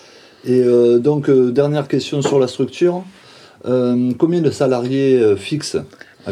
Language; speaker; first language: French; native; French